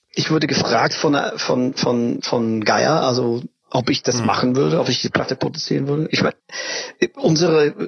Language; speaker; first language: German; non-native, fluent; English